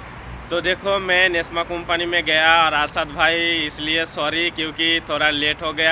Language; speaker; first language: Hindi; non-native, local second language; Bangla